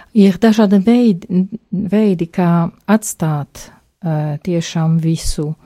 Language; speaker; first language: Latvian; non-native, fluent; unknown